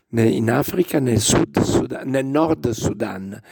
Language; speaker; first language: Italian; native; Italian